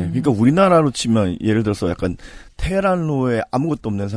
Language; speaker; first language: Korean; native; Korean